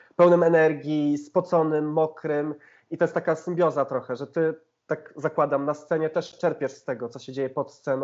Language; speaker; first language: Polish; native; Polish